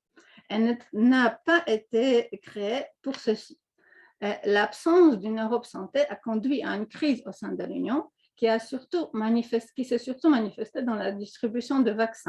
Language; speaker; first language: French; non-native, fluent; Polish